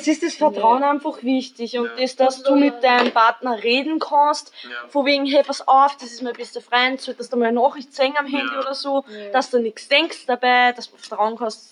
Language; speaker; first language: German; native; German